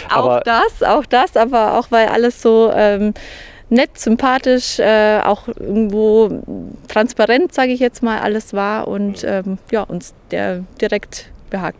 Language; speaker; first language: German; native; German